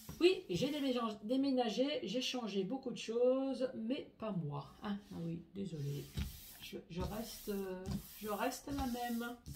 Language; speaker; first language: French; native; French